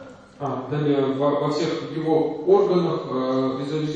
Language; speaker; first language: Russian; native; Russian